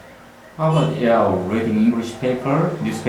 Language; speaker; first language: English; non-native, learner; Korean